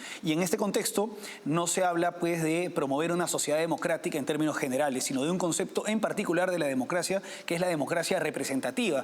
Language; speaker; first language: Spanish; native; Spanish